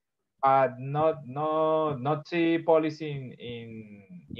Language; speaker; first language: English; non-native, learner; Spanish